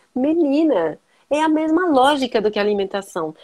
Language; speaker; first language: Portuguese; non-native, fluent; French